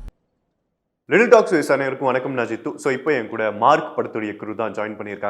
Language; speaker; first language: Tamil; native; Tamil